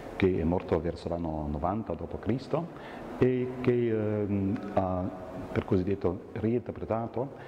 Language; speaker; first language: Italian; non-native, fluent; German